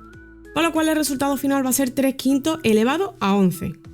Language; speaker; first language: Spanish; native; Spanish